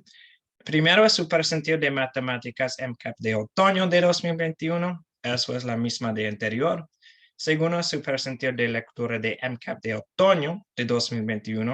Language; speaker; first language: Spanish; non-native, learner; English